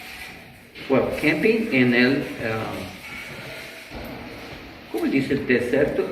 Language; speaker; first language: Spanish; non-native, fluent; Portuguese